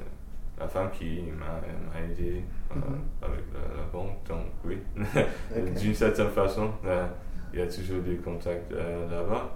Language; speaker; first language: French; early bilingual, heritage; French